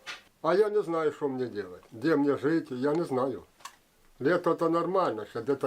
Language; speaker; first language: Russian; native; Russian